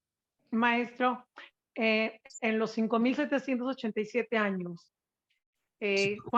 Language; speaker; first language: Spanish; native; Spanish